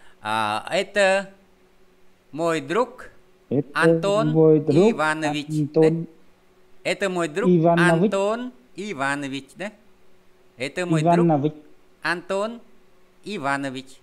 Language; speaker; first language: Russian; non-native, fluent; Vietnamese